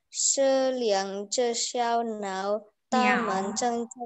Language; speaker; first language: Chinese; non-native, learner; Indonesian